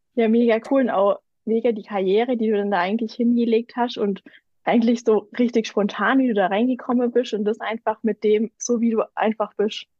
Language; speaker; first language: German; native; German